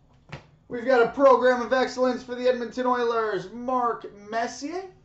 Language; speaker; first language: English; native; English